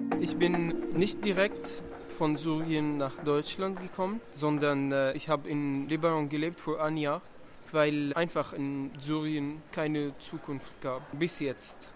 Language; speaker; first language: German; non-native, learner; Arabic